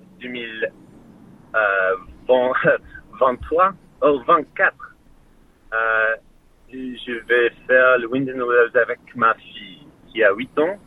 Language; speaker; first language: French; non-native, fluent; English